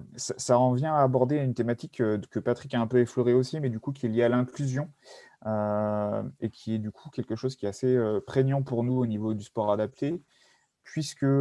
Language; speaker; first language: French; native; French